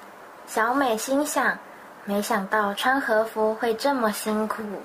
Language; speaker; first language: Chinese; native; Chinese